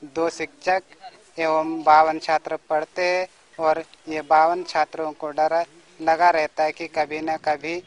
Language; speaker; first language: Hindi; native; Hindi